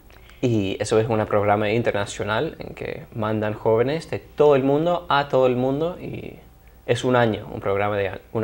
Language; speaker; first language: Spanish; non-native, fluent; English